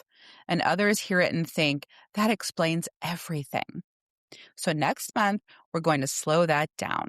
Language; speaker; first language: English; native; English